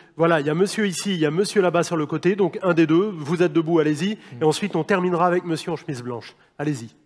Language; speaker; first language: French; native; French